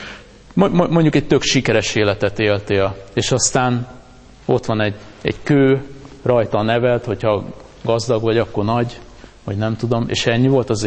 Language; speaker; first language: Hungarian; native; Hungarian